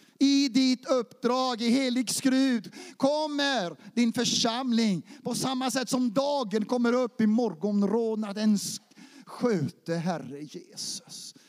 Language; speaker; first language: Swedish; non-native, fluent; Portuguese